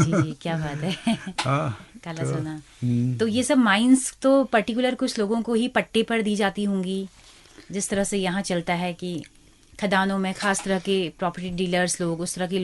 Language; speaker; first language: Hindi; native; Hindi